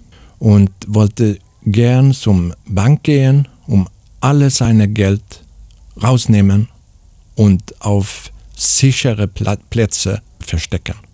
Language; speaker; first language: German; non-native, learner; Swedish